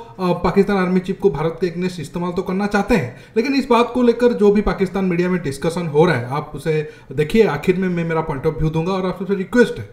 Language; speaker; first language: Hindi; native; Hindi